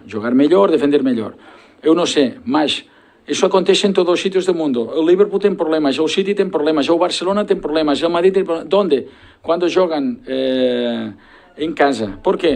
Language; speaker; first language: Portuguese; non-native, learner; Spanish